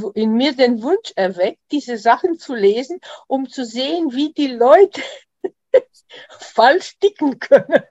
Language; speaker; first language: German; non-native, fluent; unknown